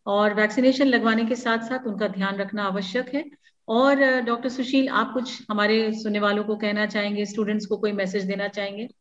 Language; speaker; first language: Hindi; native; Hindi